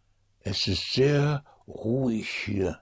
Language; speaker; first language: German; non-native, fluent; English